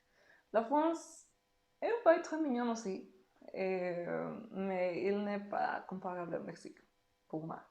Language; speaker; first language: French; non-native, learner; Spanish